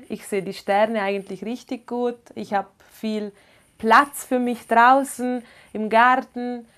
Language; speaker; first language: German; non-native, local second language; Ladin